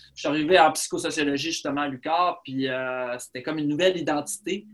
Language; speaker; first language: French; native; French